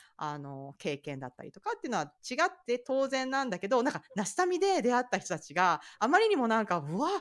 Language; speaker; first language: Japanese; native; Japanese